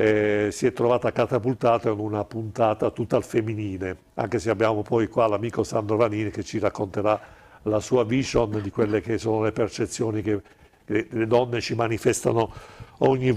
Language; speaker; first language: Italian; native; Italian